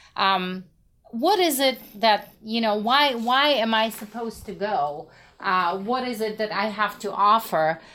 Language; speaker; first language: English; non-native, fluent; Russian